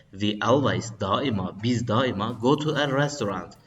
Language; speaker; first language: English; non-native, learner; Turkish